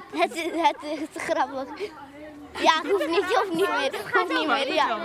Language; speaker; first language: Dutch; early bilingual, other home language; Arabic